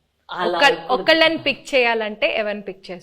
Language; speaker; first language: Telugu; native; Telugu